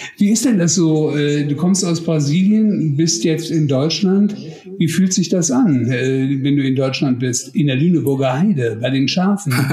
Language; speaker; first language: German; native; German